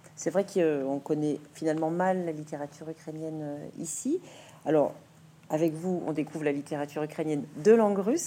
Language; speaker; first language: French; native; French